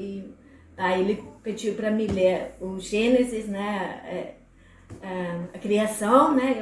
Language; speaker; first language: Portuguese; non-native, fluent; German